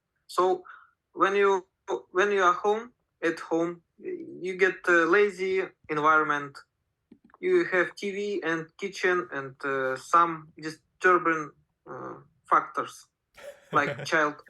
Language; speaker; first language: English; non-native, learner; Russian